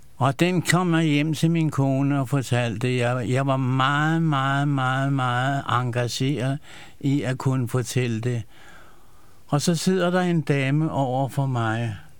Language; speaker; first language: Danish; early bilingual, other home language; Yiddish